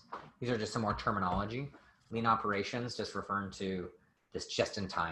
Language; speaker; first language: English; native; English